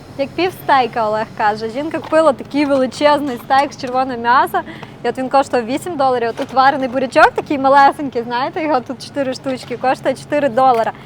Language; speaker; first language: Ukrainian; non-native, local second language; Russian